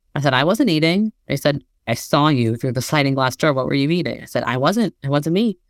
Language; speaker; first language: English; native; English